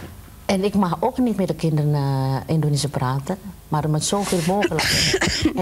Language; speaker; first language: Dutch; non-native, learner; Indonesian